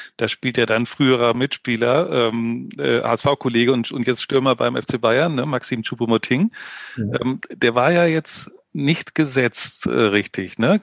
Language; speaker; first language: German; native; German